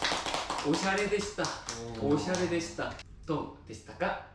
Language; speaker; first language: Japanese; non-native, learner; Korean